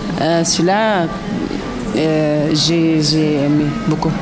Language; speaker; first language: French; non-native, learner; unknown